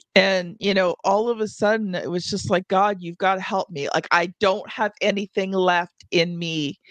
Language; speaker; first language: English; native; English